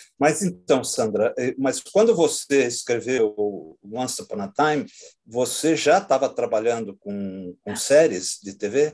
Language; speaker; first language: Portuguese; native; Portuguese